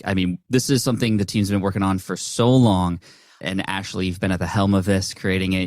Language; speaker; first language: English; native; English